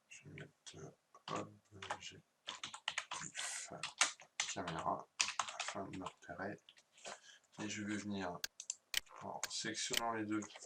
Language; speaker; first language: French; native; French